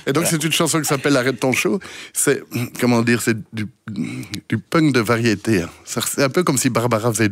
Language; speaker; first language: French; native; French